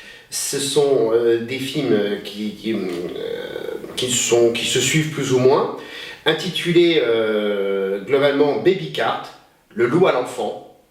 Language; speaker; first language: French; native; French